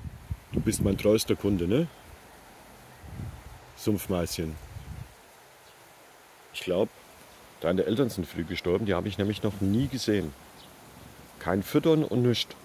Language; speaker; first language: German; native; German